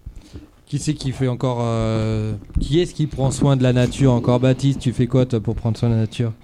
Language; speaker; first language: French; native; French